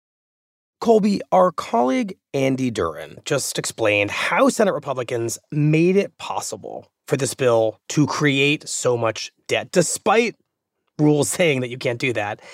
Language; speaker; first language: English; native; English